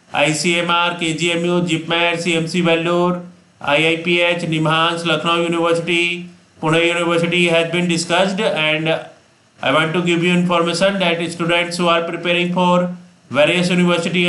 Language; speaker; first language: English; non-native, local second language; Hindi